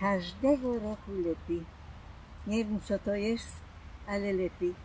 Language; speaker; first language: Polish; non-native, local second language; German